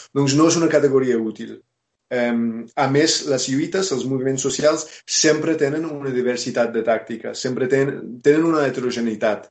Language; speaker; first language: Catalan; non-native, fluent; English